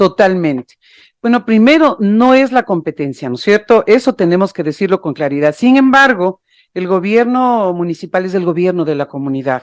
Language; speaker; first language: Spanish; native; Spanish